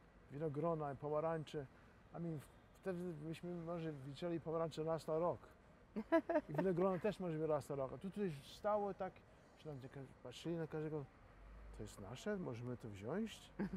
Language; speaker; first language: Polish; native; Polish